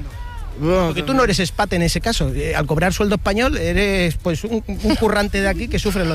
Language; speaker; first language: Spanish; native; Spanish